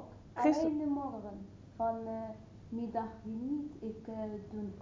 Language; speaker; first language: Dutch; non-native, learner; Arabic